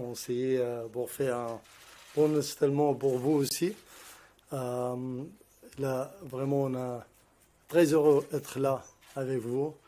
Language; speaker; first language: French; non-native, learner; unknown